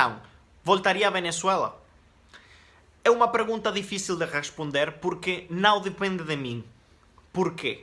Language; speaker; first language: Portuguese; non-native, fluent; Spanish